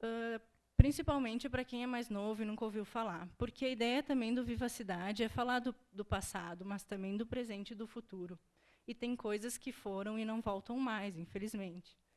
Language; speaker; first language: Portuguese; native; Portuguese